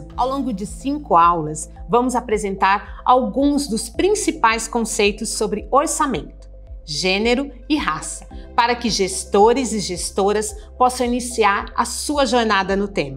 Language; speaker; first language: Portuguese; native; Portuguese